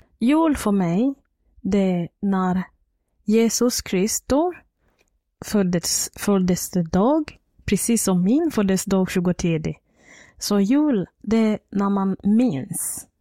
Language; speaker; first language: Swedish; non-native, fluent; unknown